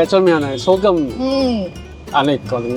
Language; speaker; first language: Korean; non-native, learner; Vietnamese